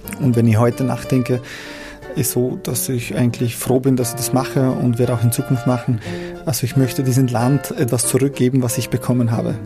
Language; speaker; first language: German; non-native, fluent; Albanian